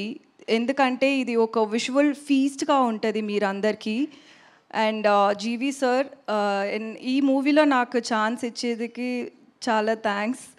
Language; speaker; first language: Telugu; non-native, learner; Tamil